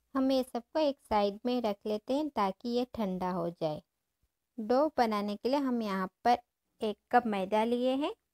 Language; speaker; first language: Hindi; non-native, local second language; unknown